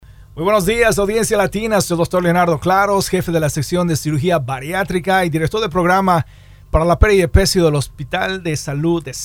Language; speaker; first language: Spanish; native; Spanish